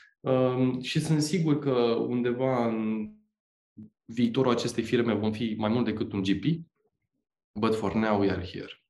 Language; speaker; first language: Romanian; native; Romanian